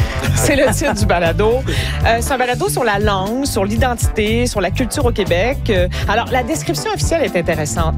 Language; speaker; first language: French; native; French